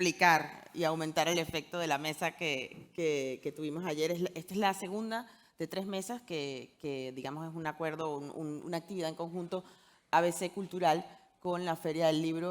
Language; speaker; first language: Spanish; native; Spanish